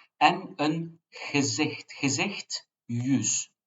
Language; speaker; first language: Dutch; non-native, fluent; Turkish